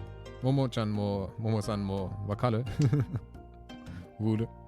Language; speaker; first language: Japanese; non-native, learner; German